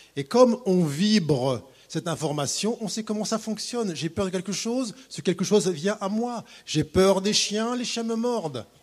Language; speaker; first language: French; native; French